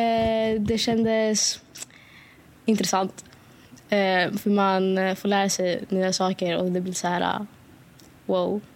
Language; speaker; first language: Swedish; early bilingual, other home language; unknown